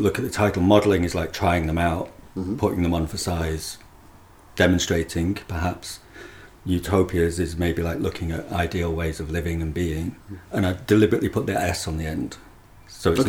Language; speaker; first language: English; native; English